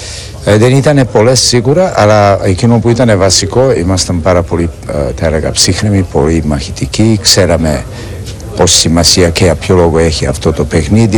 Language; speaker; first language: Greek; non-native, fluent; Serbian